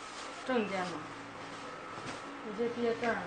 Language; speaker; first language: Chinese; native; Chinese